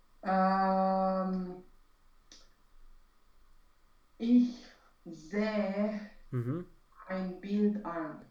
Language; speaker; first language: German; non-native, learner; Romanian